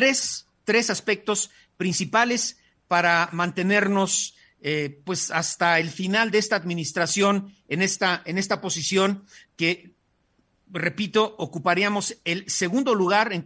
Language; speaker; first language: Spanish; native; Spanish